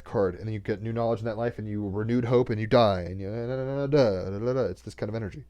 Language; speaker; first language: English; native; English